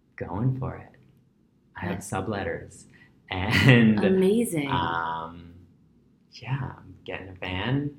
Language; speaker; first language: English; native; English